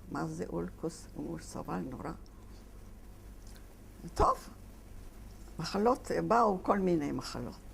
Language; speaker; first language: Hebrew; non-native, fluent; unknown